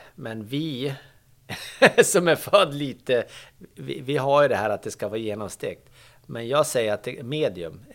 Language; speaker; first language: Swedish; native; Swedish